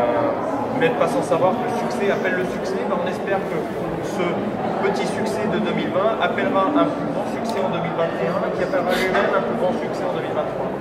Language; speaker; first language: French; native; French